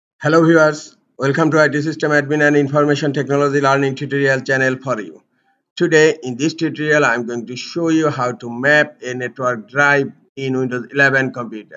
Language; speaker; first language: English; non-native, local second language; Bangla